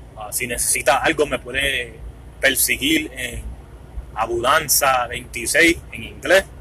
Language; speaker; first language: Spanish; early bilingual, heritage; Spanish